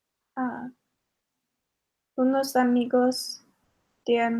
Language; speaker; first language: Spanish; non-native, learner; English